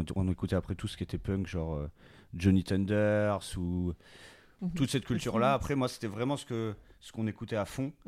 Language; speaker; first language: French; native; French